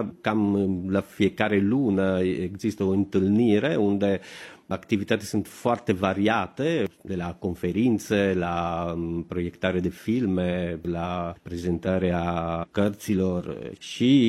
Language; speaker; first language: Romanian; non-native, fluent; Italian